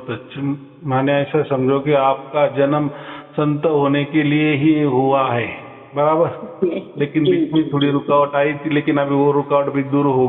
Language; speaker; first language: Hindi; native; Hindi